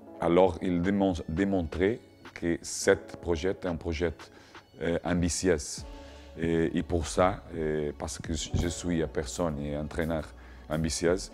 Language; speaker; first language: French; non-native, learner; Portuguese